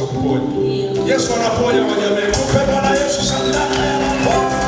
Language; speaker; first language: Swahili; native; Swahili